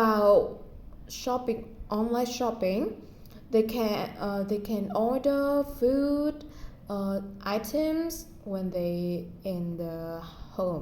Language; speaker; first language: English; non-native, learner; Vietnamese